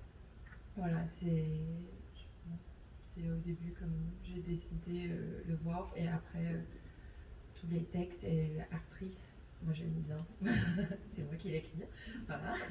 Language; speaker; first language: French; non-native, fluent; Chinese